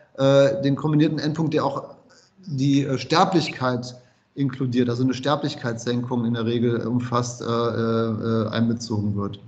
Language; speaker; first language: German; native; German